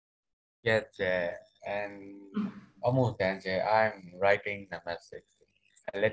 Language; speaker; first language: English; non-native, learner; Burmese